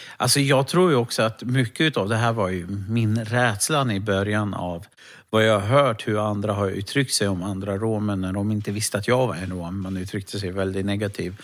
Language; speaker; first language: Swedish; early bilingual, other home language; Romany